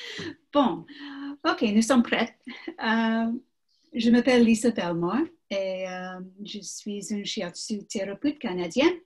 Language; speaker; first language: French; non-native, learner; English